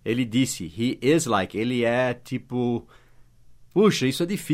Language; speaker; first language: Portuguese; non-native, fluent; English